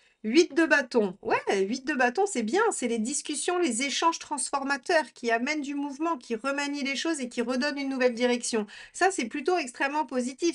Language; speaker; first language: French; native; French